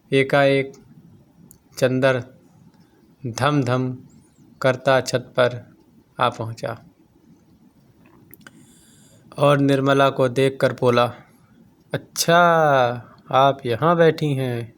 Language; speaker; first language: Hindi; native; Hindi